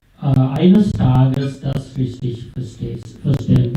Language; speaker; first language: German; non-native, fluent; Sinhala